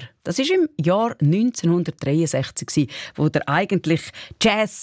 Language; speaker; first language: German; native; German